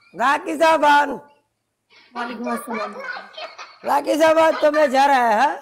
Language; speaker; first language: Hindi; non-native, learner; Bangla